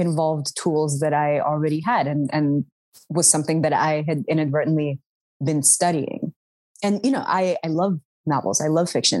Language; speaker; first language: English; early bilingual, other home language; Arabic